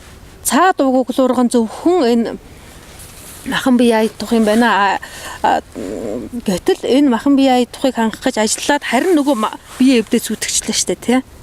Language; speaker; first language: Mongolian; native; Mongolian